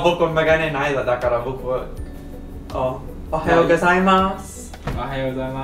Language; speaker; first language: Japanese; non-native, learner; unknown